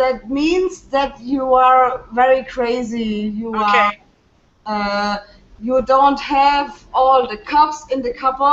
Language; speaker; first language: English; non-native, learner; French